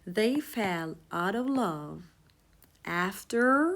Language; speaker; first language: English; non-native, fluent; Turkish